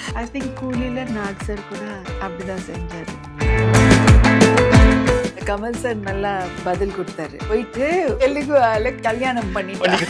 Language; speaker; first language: Tamil; non-native, local second language; English